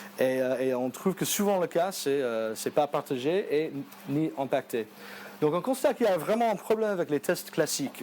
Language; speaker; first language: French; non-native, fluent; English